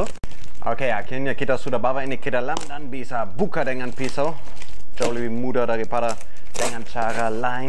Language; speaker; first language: Indonesian; non-native, fluent; German